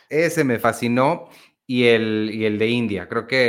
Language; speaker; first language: Spanish; native; Spanish